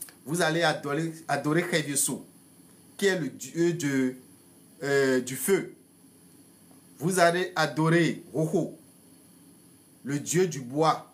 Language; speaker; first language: French; non-native, local second language; Fon